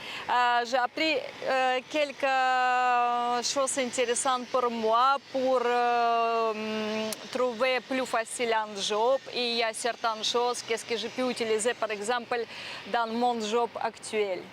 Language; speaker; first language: French; non-native, learner; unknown